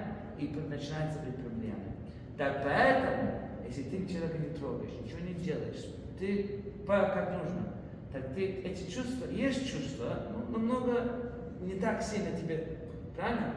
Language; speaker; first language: Russian; non-native, fluent; English